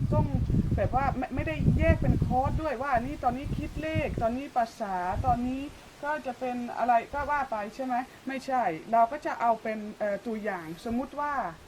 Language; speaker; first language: Thai; non-native, fluent; Dutch